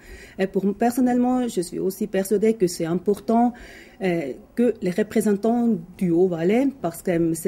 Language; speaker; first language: French; non-native, local second language; German